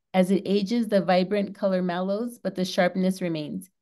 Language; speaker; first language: English; native; English